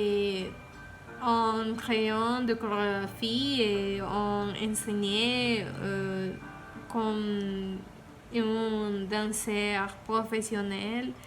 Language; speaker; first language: French; non-native, learner; Spanish